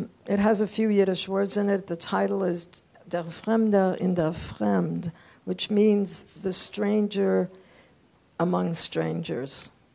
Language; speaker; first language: English; early bilingual, other home language; Polish